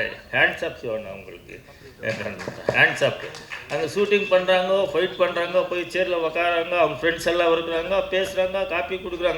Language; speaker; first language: Tamil; non-native, learner; Kannada